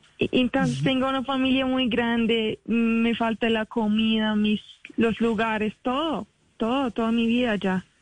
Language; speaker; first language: Spanish; non-native, learner; Arabic